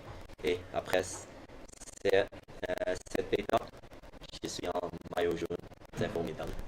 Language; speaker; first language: French; non-native, learner; Dutch